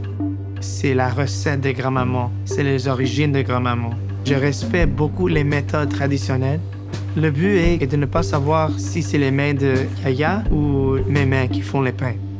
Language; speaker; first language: French; non-native, local second language; English